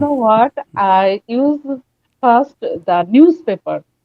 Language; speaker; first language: English; non-native, learner; Bangla